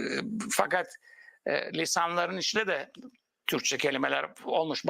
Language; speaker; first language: Turkish; native; Turkish